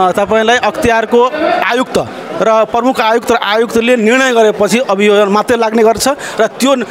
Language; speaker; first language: Nepali; non-native, local second language; Maithili